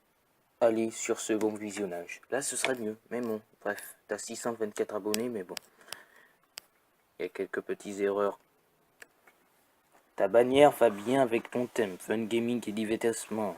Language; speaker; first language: French; native; French